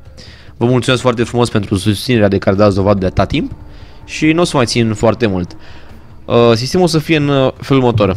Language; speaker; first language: Romanian; native; Romanian